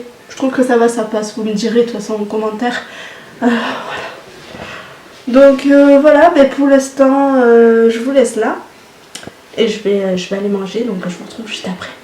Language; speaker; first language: French; native; French